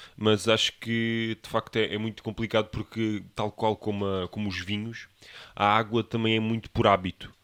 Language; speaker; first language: Portuguese; native; Portuguese